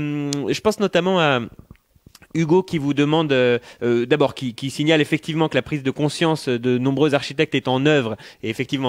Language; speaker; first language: French; native; French